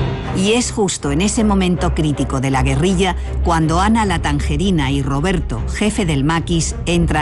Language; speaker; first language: Spanish; native; Spanish